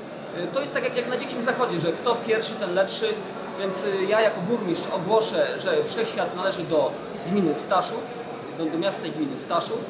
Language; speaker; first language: Polish; native; Polish